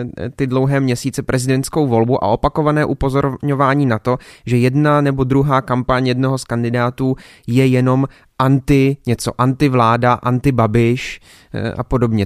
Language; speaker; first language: Czech; native; Czech